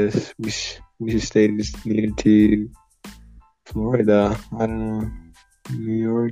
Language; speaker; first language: English; non-native, learner; Persian